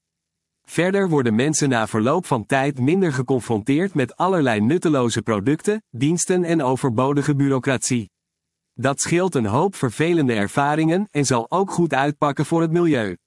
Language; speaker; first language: Dutch; native; Dutch